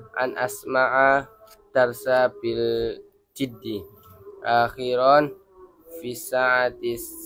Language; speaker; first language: Arabic; non-native, learner; Indonesian